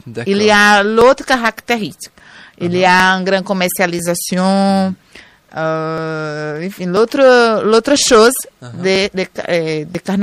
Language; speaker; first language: French; non-native, learner; Portuguese